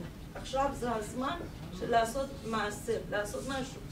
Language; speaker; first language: Hebrew; non-native, learner; Persian